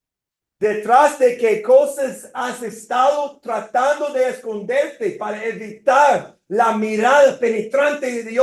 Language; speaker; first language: Spanish; non-native, fluent; English